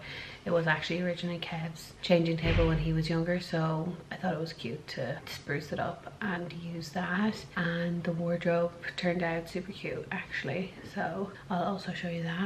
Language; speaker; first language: English; native; English